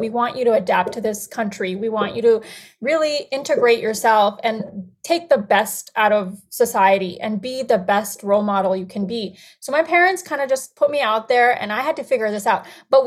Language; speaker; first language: English; non-native, local second language; Bangla